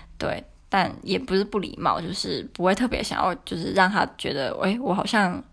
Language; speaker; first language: Chinese; native; Chinese